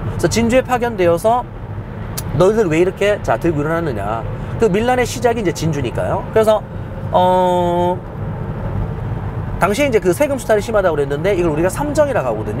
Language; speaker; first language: Korean; native; Korean